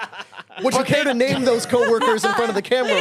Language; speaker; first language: English; native; English